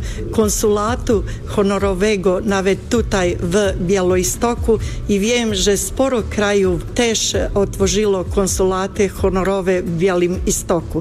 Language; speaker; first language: Polish; non-native, fluent; Bosnian